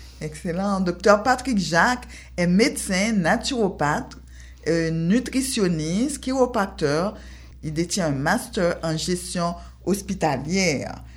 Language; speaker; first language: French; non-native, local second language; Haitian Creole